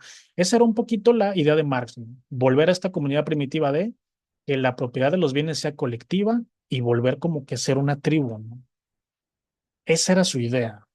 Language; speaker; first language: Spanish; native; Spanish